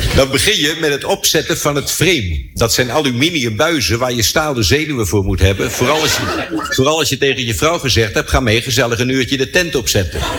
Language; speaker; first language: Dutch; native; Dutch